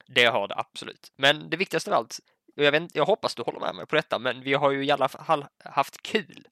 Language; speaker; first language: Swedish; native; Swedish